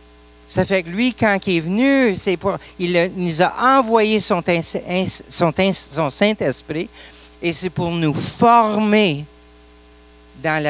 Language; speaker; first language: French; non-native, local second language; English